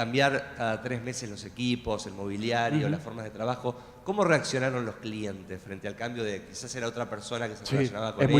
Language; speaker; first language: Spanish; native; Spanish